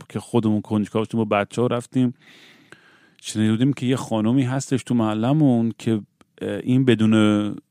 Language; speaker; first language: Persian; native; Persian